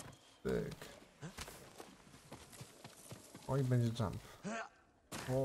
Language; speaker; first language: Polish; native; Polish